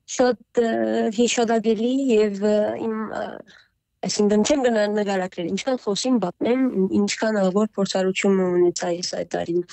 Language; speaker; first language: Armenian; early bilingual, heritage; Armenian